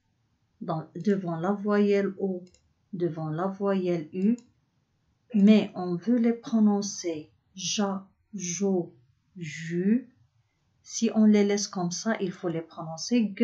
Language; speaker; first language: French; non-native, local second language; Arabic